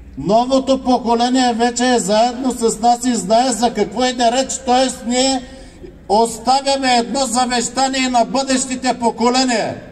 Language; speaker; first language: Bulgarian; non-native, local second language; Turkish